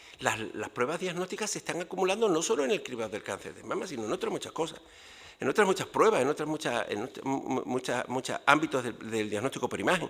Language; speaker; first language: Spanish; native; Spanish